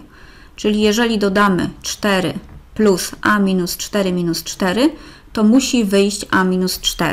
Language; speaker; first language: Polish; native; Polish